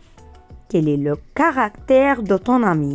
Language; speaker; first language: French; non-native, fluent; Arabic